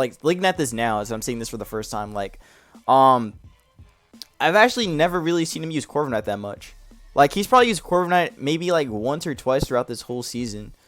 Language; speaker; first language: English; native; English